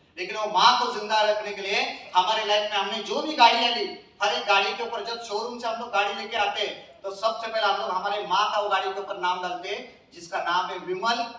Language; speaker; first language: Hindi; non-native, local second language; Marathi